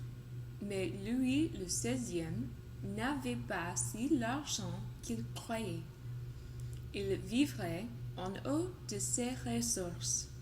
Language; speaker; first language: French; non-native, learner; English